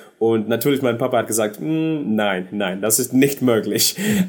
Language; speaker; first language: German; non-native, learner; English